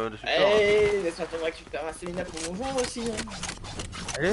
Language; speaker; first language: French; native; French